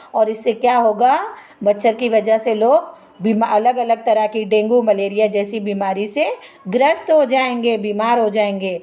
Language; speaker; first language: Hindi; non-native, local second language; Marathi